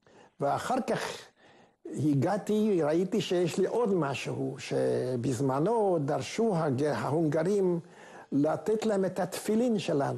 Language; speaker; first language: Hebrew; non-native, fluent; Hungarian